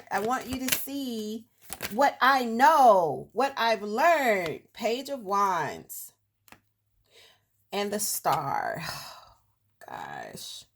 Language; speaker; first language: English; native; English